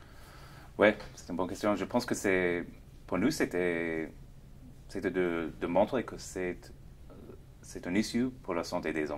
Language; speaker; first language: French; non-native, fluent; English